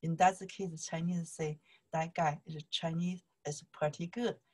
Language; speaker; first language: English; non-native, learner; Chinese